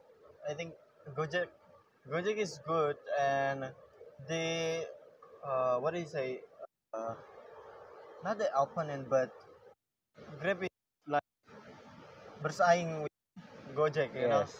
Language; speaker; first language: English; non-native, learner; Indonesian